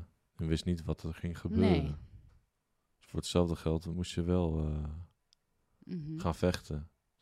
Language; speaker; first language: Dutch; native; Dutch